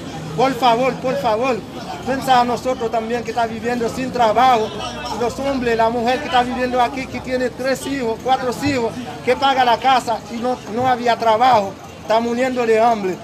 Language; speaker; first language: Spanish; non-native, learner; Haitian Creole